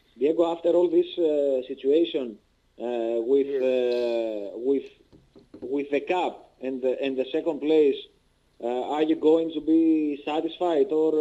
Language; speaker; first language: English; non-native, learner; Greek